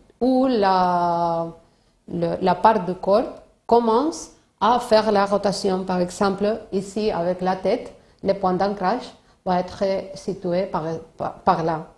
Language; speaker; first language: French; non-native, learner; Spanish